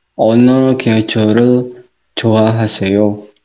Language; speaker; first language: Korean; non-native, learner; Indonesian